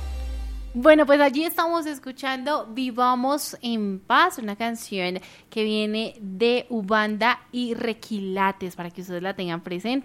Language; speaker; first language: Spanish; native; Spanish